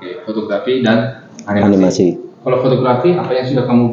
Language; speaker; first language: Indonesian; non-native, local second language; Javanese